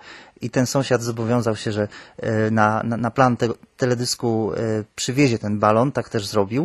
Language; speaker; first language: Polish; native; Polish